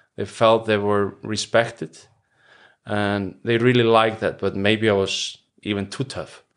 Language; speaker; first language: English; non-native, fluent; Icelandic